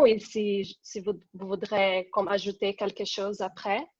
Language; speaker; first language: French; non-native, fluent; Portuguese